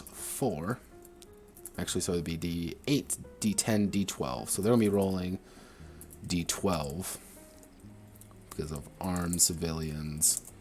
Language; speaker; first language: English; native; English